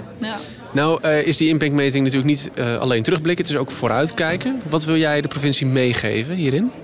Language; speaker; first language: Dutch; native; Dutch